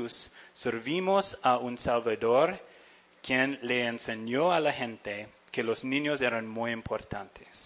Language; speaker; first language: Spanish; non-native, fluent; English